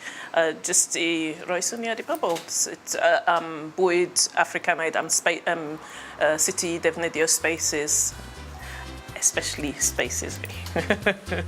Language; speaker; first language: Welsh; non-native, learner; English